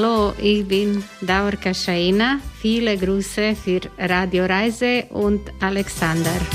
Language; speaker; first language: German; non-native, learner; Croatian